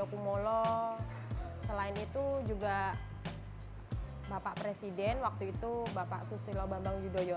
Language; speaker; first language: Indonesian; native; Indonesian